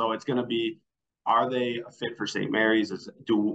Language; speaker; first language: English; native; English